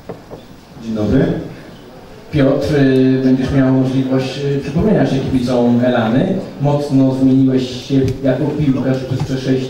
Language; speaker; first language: Polish; native; Polish